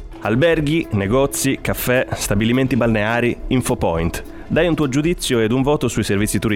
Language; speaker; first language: Italian; native; Italian